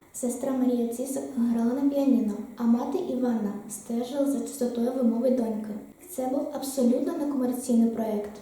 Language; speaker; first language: Ukrainian; native; Ukrainian